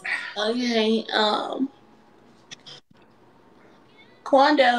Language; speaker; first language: Spanish; non-native, learner; English